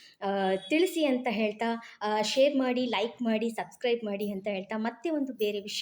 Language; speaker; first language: Kannada; native; Kannada